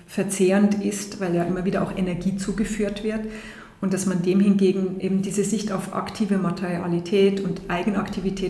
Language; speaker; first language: German; native; German